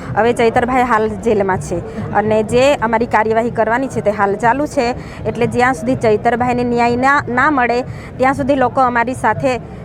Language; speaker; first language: Gujarati; native; Gujarati